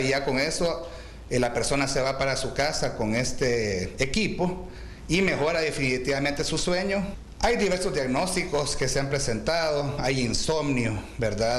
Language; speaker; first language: Spanish; native; Spanish